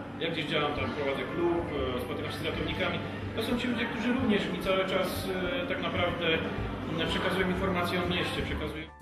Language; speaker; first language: Polish; native; Polish